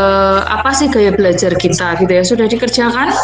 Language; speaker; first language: Indonesian; native; Indonesian